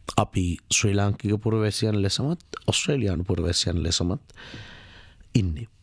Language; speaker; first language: Sinhala; native; Sinhala